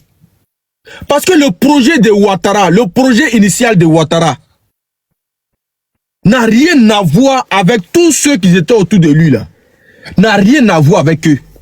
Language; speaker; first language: French; native; French